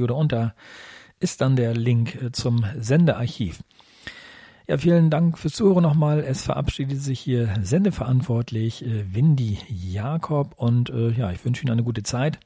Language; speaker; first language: German; native; German